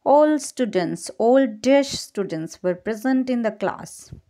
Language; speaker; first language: English; non-native, local second language; Punjabi